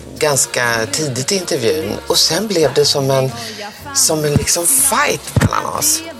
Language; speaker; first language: Swedish; native; Swedish